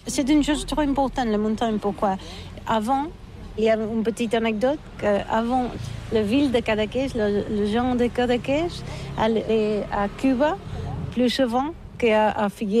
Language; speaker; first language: French; non-native, learner; Catalan